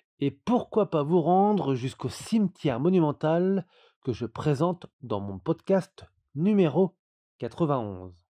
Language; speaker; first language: French; native; French